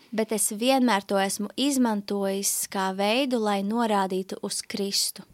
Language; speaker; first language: Latvian; native; Latvian